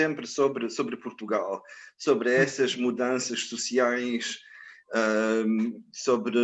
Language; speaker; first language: Portuguese; non-native, fluent; Croatian